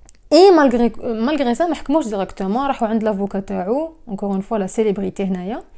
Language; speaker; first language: French; non-native, local second language; Arabic